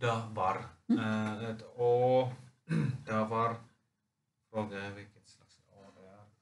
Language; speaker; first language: Swedish; non-native, fluent; Finnish